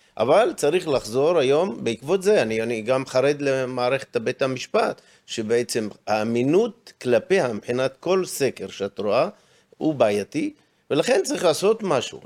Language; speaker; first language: Hebrew; non-native, local second language; Arabic